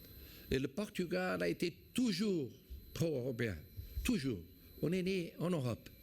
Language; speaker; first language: French; non-native, fluent; Portuguese